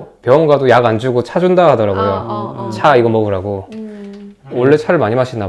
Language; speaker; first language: Korean; native; Korean